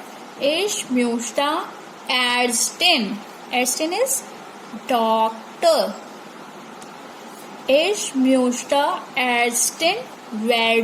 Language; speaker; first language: German; non-native, learner; Hindi